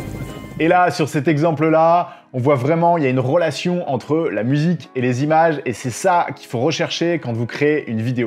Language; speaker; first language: French; native; French